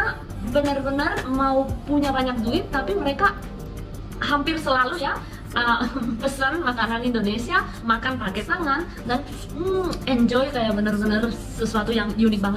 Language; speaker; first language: Indonesian; non-native, fluent; Spanish